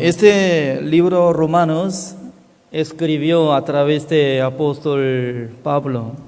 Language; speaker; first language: Spanish; non-native, fluent; Korean